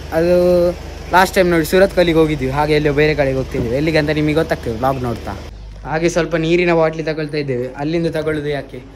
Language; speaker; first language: Kannada; native; Kannada